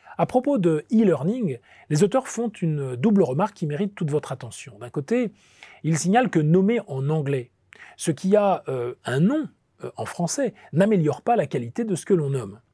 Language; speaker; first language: French; native; French